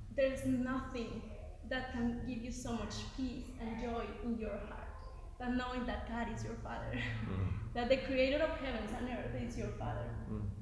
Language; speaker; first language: English; non-native, fluent; Spanish